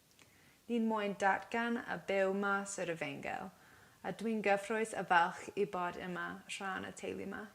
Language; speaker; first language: Welsh; non-native, learner; English